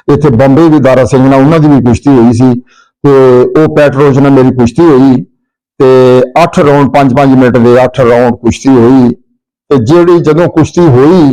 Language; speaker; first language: Punjabi; native; Punjabi